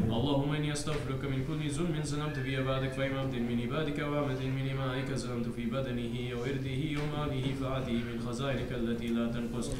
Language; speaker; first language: Arabic; non-native, fluent; Turkish